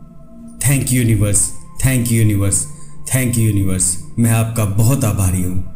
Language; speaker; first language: Hindi; native; Hindi